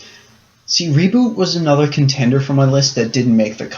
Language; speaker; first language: English; native; English